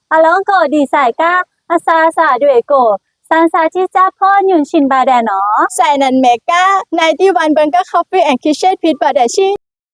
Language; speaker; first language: Burmese; non-native, learner; Thai